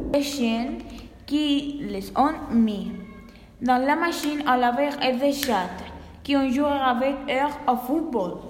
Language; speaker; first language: French; non-native, learner; Spanish